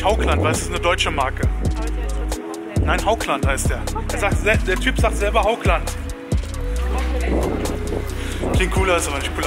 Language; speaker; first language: German; native; German